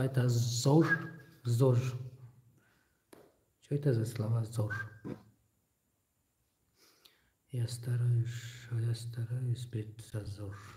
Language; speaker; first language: Russian; non-native, learner; Tajik